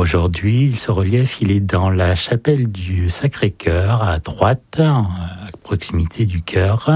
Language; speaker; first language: French; native; French